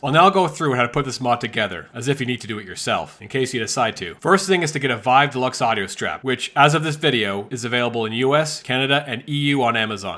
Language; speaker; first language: English; native; English